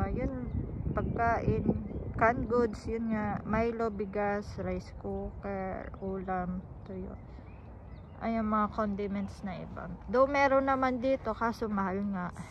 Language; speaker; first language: Filipino; native; Filipino